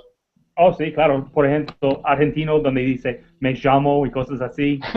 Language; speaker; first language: Spanish; non-native, learner; English